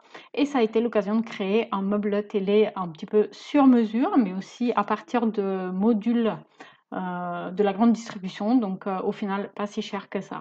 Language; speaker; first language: French; native; French